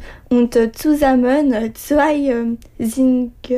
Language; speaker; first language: German; non-native, learner; French